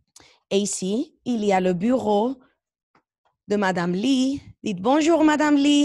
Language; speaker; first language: French; non-native, fluent; Spanish